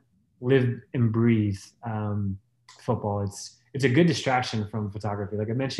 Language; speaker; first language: English; native; English